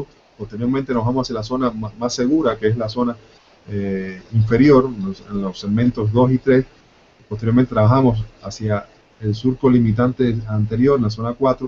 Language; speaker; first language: Spanish; native; Spanish